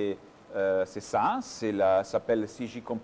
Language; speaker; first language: French; non-native, fluent; Italian